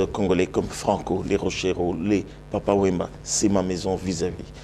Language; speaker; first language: French; non-native, local second language; Lingala